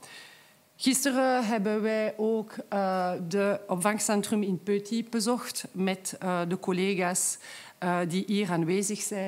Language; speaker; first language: Dutch; non-native, local second language; French